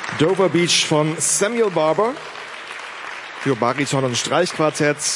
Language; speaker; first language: German; native; German